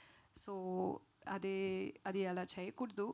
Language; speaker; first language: Telugu; non-native, learner; Tamil